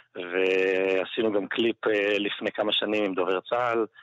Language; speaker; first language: Hebrew; non-native, fluent; French